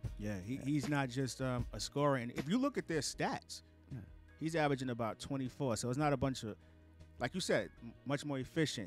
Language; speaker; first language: English; native; English